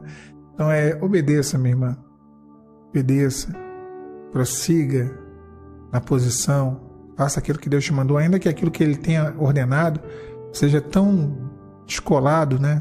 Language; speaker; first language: Portuguese; native; Portuguese